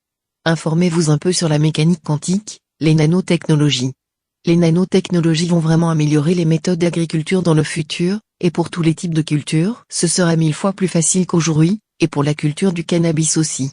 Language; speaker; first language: French; native; French